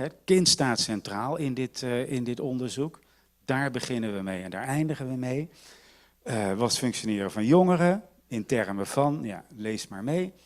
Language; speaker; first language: Dutch; native; Dutch